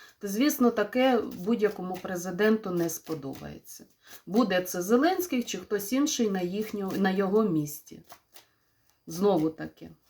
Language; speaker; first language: Ukrainian; non-native, local second language; Russian